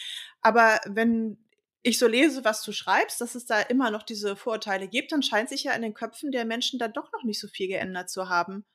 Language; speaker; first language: German; native; German